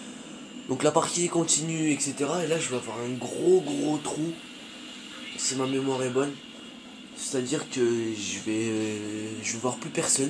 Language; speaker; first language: French; native; French